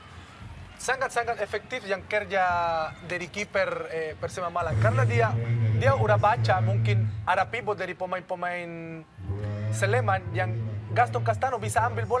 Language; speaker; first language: Indonesian; non-native, fluent; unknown